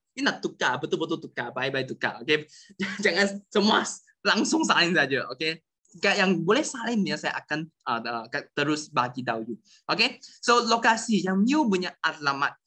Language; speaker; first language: Malay; non-native, local second language; Chinese